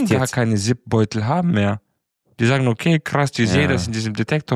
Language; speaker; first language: German; non-native, fluent; Romanian